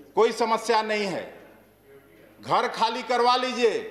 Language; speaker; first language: Hindi; native; Hindi